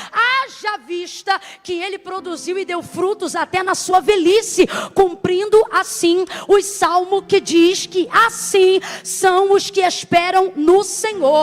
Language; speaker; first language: Portuguese; native; Portuguese